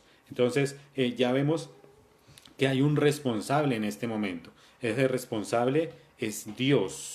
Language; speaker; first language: Spanish; native; Spanish